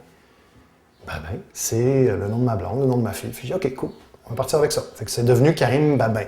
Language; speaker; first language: French; native; French